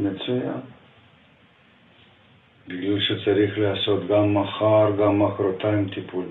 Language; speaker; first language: Hebrew; non-native, fluent; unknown